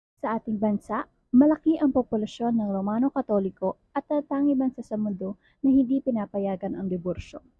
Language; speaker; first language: Filipino; native; Filipino